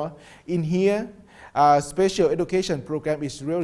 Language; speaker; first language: English; non-native, learner; Thai